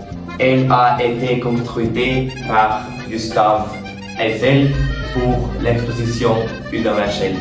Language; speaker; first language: French; non-native, learner; Norwegian